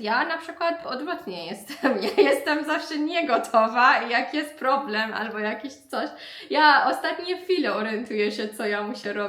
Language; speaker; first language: Polish; non-native, learner; Persian